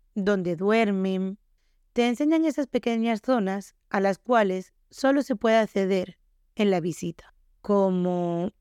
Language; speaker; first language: Spanish; native; Spanish